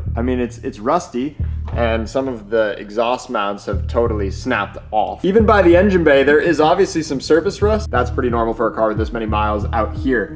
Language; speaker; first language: English; native; English